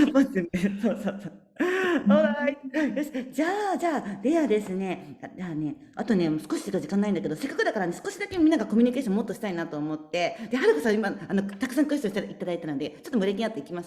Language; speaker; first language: Japanese; native; Japanese